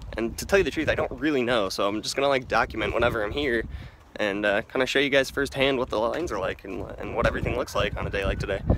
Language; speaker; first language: English; native; English